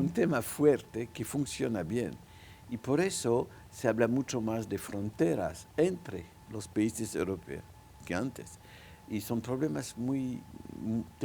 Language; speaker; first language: Spanish; non-native, local second language; French